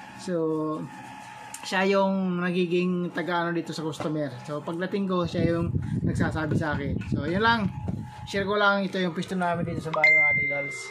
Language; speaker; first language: Filipino; native; Filipino